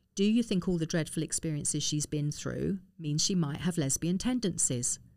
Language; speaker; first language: English; native; English